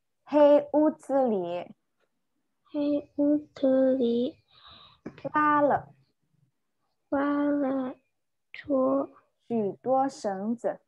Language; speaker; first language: Chinese; non-native, fluent; Indonesian